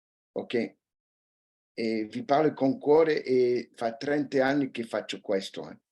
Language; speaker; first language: Italian; early bilingual, heritage; French